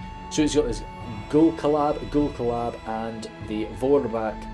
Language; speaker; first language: English; native; English